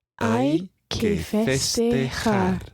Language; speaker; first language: Spanish; non-native, learner; English